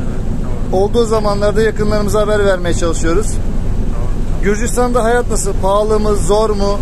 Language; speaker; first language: Turkish; native; Turkish